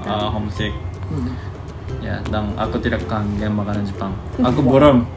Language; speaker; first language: Indonesian; non-native, fluent; Japanese